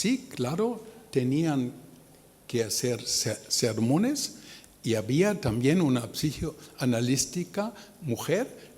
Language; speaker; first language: Spanish; non-native, learner; German